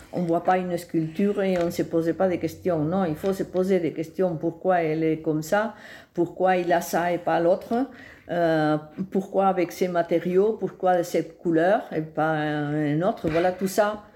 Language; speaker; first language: French; non-native, fluent; Spanish